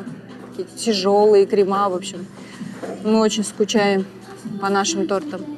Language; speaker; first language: Russian; native; Russian